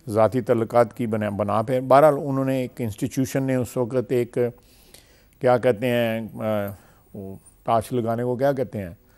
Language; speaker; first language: Urdu; non-native, local second language; Punjabi